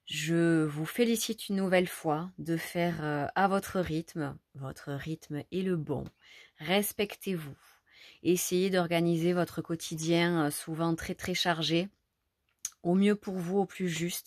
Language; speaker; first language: French; native; French